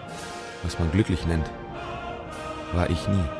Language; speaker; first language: German; native; German